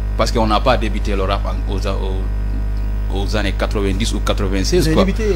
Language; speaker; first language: French; non-native, local second language; Fula